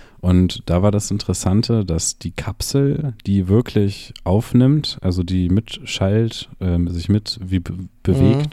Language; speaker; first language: German; native; German